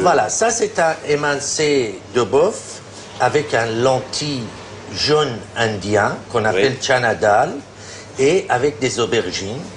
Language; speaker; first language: French; non-native, fluent; Persian